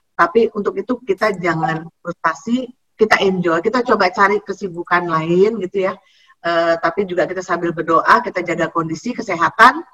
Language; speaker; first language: Indonesian; native; Indonesian